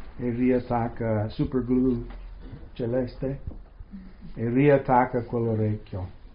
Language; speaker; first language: Italian; non-native, fluent; English